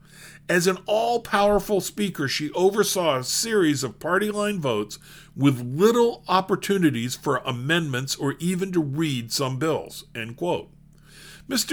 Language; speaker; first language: English; native; English